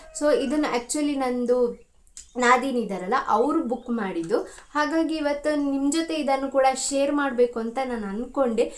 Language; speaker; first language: Kannada; non-native, local second language; Tulu